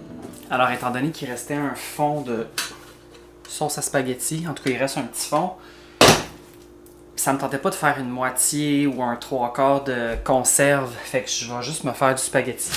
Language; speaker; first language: French; native; French